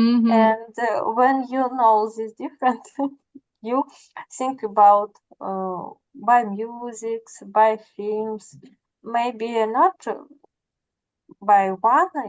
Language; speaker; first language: English; non-native, learner; Russian